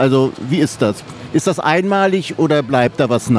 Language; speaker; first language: German; native; German